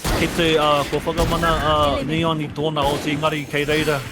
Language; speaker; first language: Māori; non-native, local second language; English